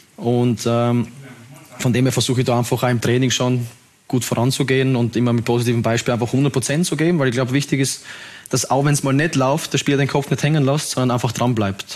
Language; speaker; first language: German; native; German